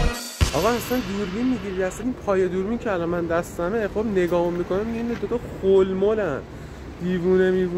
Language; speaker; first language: Persian; native; Persian